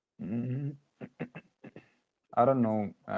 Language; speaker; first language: English; non-native, local second language; Hindi